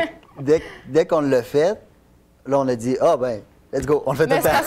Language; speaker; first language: French; native; French